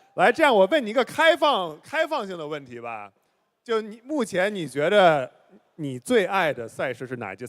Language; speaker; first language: Chinese; native; Chinese